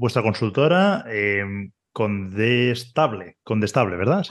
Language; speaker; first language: Spanish; native; Spanish